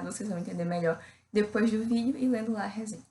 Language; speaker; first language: Portuguese; native; Portuguese